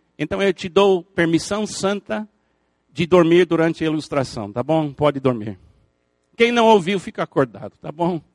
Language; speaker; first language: Portuguese; non-native, fluent; English